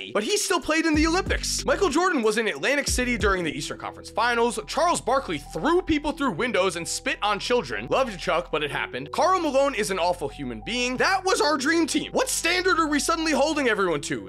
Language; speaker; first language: English; native; English